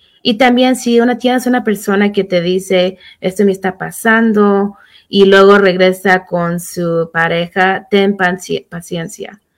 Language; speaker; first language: Spanish; early bilingual, heritage; Spanish